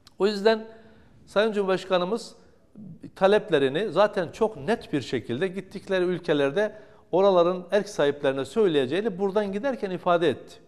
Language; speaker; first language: Turkish; native; Turkish